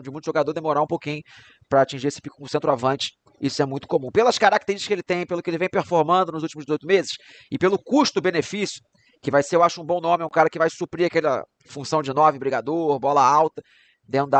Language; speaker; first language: Portuguese; native; Portuguese